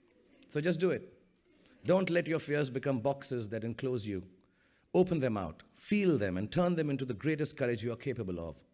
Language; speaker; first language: English; non-native, local second language; Hindi